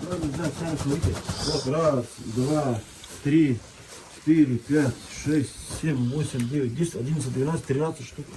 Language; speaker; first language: Russian; native; Russian